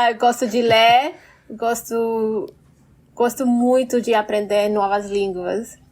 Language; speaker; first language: Portuguese; non-native, fluent; English